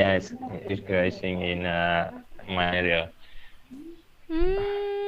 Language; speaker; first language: English; non-native, learner; Vietnamese